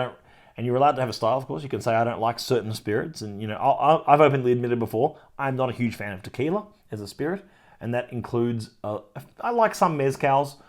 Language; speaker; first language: English; native; English